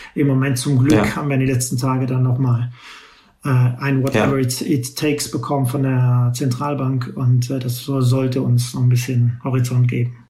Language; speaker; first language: German; native; German